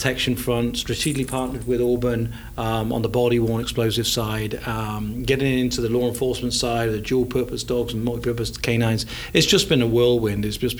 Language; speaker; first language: English; native; English